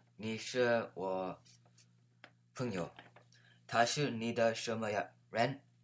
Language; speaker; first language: Chinese; non-native, learner; English